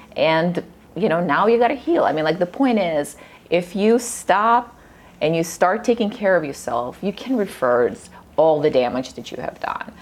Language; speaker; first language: English; early bilingual, other home language; Russian